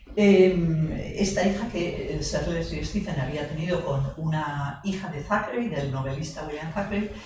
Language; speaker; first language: Spanish; native; Spanish